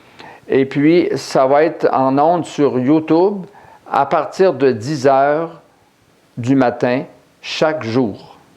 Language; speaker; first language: French; native; French